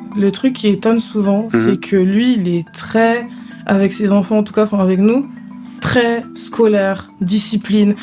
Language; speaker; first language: French; native; French